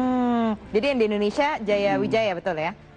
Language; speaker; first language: Indonesian; native; Indonesian